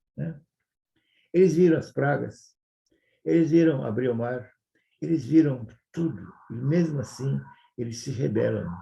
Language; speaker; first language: Portuguese; non-native, fluent; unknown